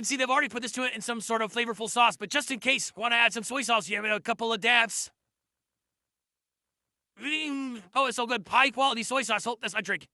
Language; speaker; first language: English; native; English